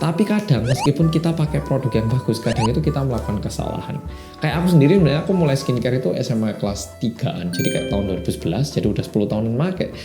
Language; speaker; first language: Indonesian; non-native, fluent; Korean